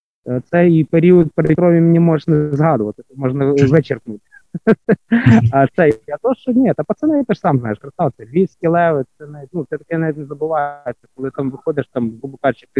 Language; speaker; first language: Ukrainian; native; Ukrainian